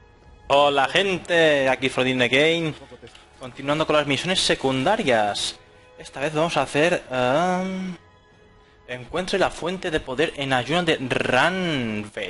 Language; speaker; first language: Spanish; native; Spanish